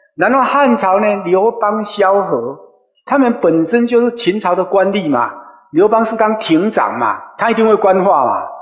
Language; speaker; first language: Chinese; non-native, local second language; Min Nan Chinese